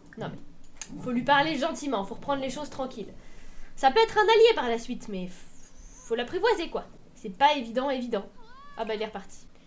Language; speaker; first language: French; native; French